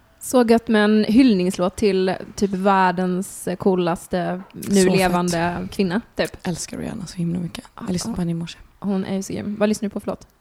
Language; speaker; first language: Swedish; native; Swedish